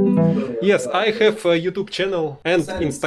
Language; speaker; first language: English; non-native, learner; Russian